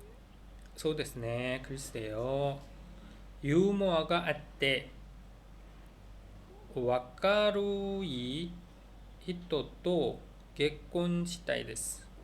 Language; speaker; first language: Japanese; non-native, learner; Korean